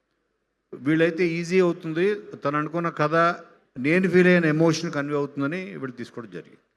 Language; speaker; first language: Telugu; native; Telugu